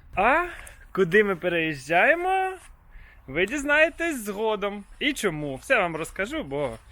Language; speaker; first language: Ukrainian; native; Ukrainian